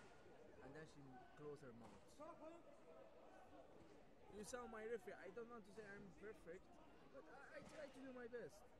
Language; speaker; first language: English; non-native, learner; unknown